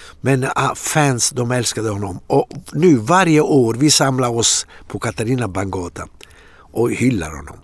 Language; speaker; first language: Swedish; non-native, fluent; Italian